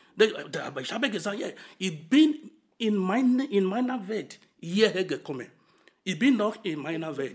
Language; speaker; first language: German; non-native, fluent; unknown